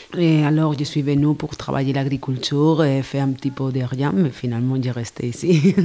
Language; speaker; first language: French; non-native, learner; Spanish